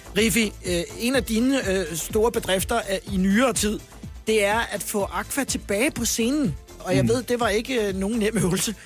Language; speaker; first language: Danish; native; Danish